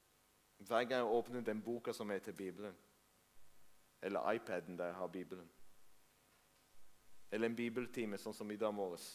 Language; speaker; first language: Norwegian; non-native, fluent; Hebrew